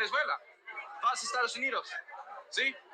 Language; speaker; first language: Spanish; non-native, learner; English